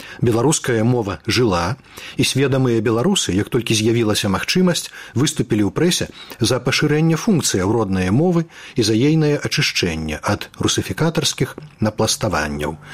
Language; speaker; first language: Belarusian; native; Belarusian